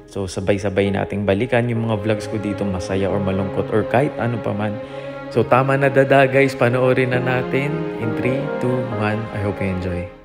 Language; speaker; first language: Filipino; native; Filipino